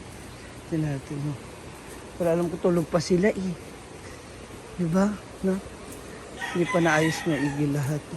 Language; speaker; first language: Filipino; non-native, local second language; Cebuano